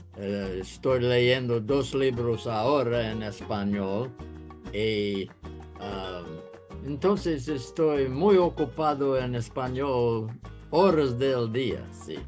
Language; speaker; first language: Spanish; non-native, learner; English